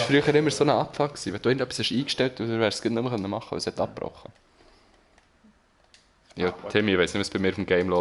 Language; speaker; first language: German; native; German